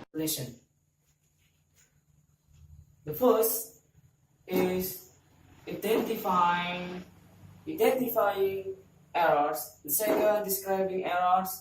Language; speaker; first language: English; non-native, learner; Indonesian